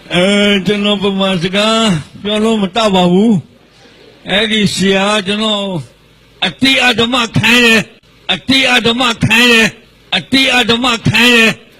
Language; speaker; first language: Burmese; non-native, local second language; Karen languages